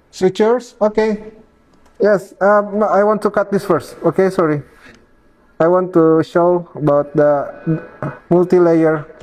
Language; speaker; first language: English; non-native, local second language; Indonesian